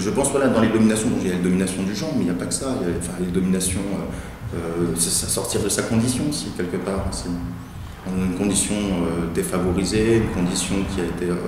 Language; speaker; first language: French; native; French